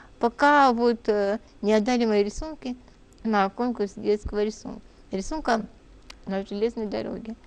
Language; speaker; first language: Russian; native; Russian